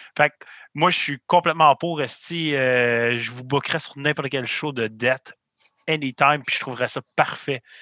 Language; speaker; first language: French; native; French